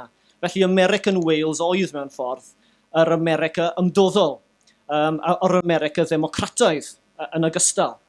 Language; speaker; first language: Welsh; native; Welsh